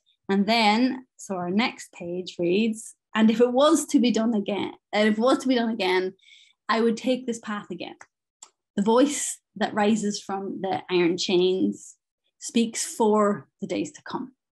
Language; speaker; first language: English; native; English